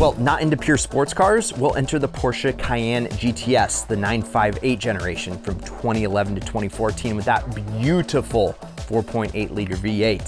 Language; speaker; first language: English; native; English